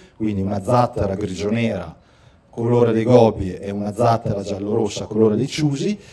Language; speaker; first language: Italian; native; Italian